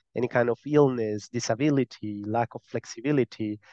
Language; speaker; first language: English; non-native, fluent; Spanish